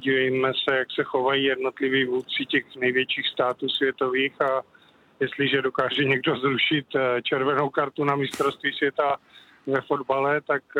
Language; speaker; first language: Czech; native; Czech